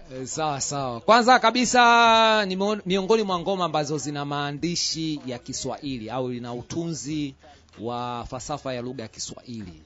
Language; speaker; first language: Swahili; non-native, local second language; Rundi